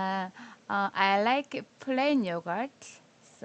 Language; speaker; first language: English; non-native, learner; Korean